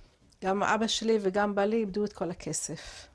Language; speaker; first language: Hebrew; non-native, fluent; English